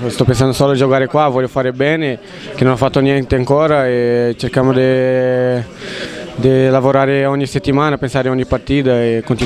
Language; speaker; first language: Italian; non-native, fluent; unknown